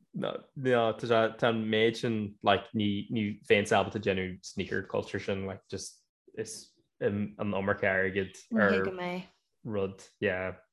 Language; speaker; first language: Irish; native; Irish